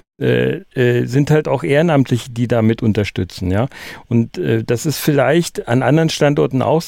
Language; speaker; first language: German; native; German